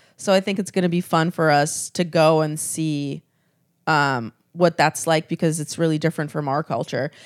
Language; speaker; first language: English; early bilingual, other home language; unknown